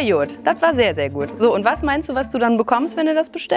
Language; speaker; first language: German; native; German